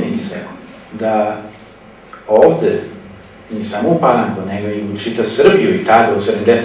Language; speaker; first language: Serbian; non-native, fluent; German